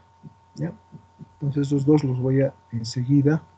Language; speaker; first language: Spanish; native; Spanish